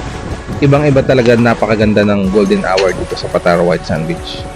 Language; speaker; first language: Filipino; native; Filipino